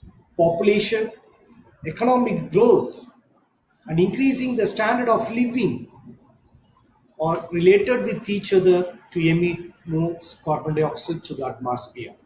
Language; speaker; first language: English; non-native, local second language; Tamil